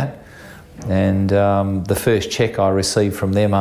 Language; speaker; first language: English; native; English